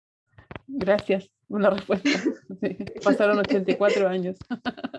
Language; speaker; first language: Spanish; native; Spanish